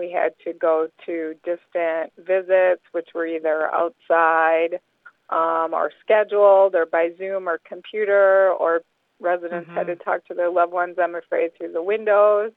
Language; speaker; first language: English; native; English